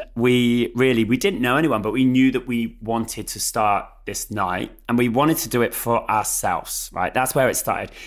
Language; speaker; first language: English; native; English